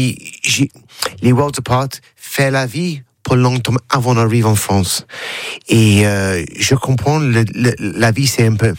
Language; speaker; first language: French; non-native, learner; English